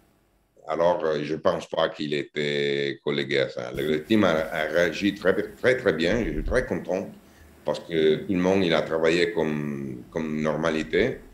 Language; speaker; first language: French; non-native, learner; Italian